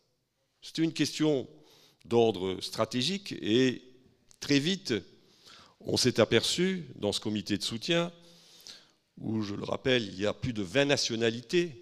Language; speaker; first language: French; native; French